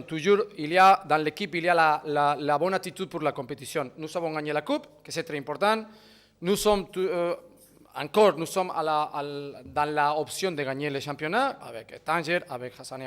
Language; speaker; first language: French; non-native, fluent; Spanish